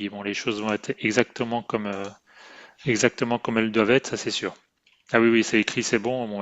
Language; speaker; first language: French; native; French